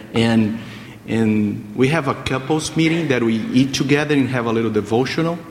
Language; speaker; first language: English; non-native, fluent; Portuguese